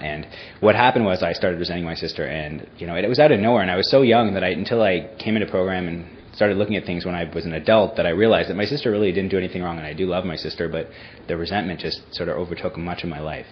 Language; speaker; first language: English; native; English